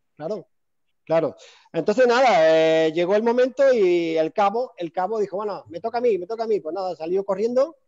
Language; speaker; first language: Spanish; native; Spanish